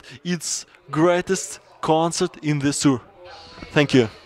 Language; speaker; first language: English; non-native, learner; Russian